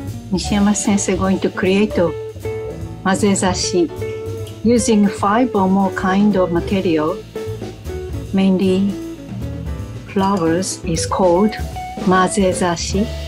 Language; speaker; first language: English; non-native, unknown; Japanese